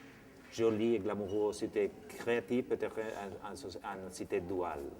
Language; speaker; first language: French; non-native, fluent; Spanish